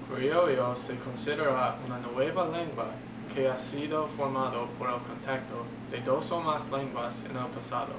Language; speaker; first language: Spanish; non-native, learner; English